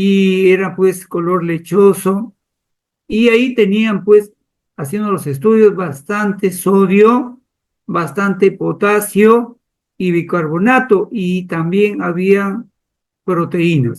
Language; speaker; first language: Spanish; native; Spanish